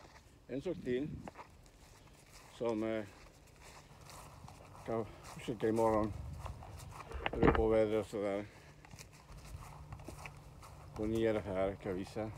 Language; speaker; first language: Swedish; non-native, learner; Spanish